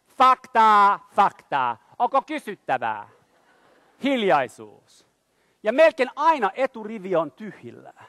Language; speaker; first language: Finnish; non-native, fluent; French